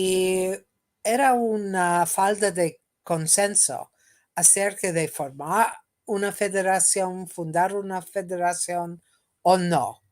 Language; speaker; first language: Spanish; non-native, fluent; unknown